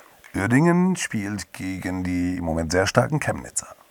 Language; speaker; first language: German; native; German